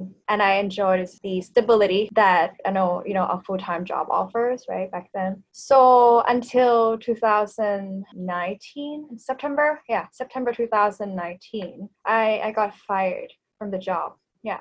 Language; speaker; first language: English; non-native, fluent; Thai